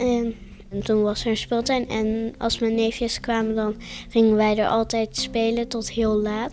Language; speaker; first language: Dutch; early bilingual, other home language; Persian